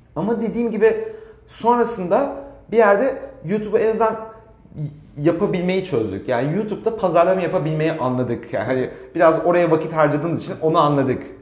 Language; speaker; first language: Turkish; native; Turkish